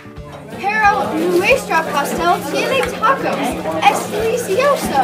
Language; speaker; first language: Spanish; non-native, learner; English